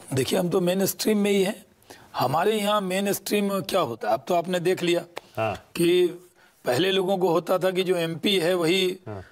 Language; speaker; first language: Hindi; native; Hindi